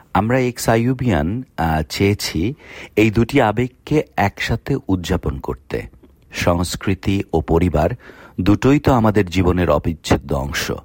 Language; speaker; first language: Bangla; native; Bangla